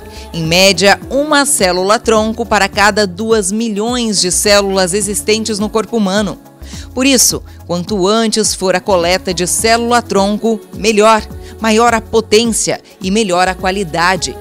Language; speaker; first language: Portuguese; native; Portuguese